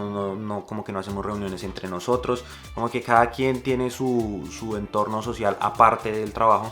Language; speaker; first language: Spanish; native; Spanish